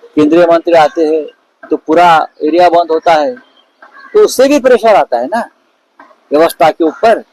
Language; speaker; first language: Hindi; non-native, local second language; Marathi